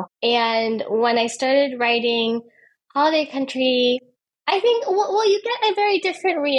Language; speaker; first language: English; native; English